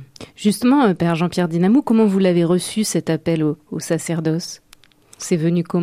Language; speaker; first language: French; native; French